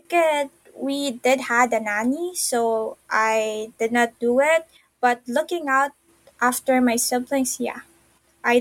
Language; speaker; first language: English; non-native, local second language; Filipino